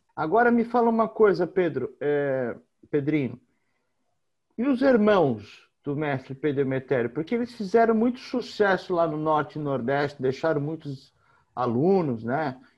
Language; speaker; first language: Portuguese; native; Portuguese